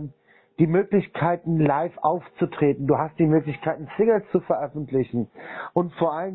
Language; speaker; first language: German; native; German